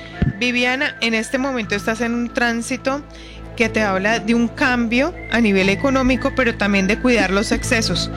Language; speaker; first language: Spanish; native; Spanish